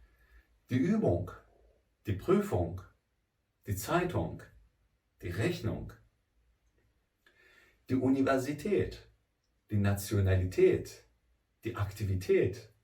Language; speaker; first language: German; non-native, fluent; Persian